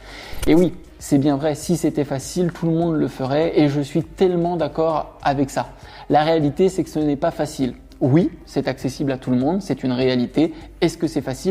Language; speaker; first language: French; native; French